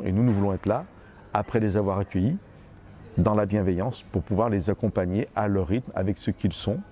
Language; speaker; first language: French; native; French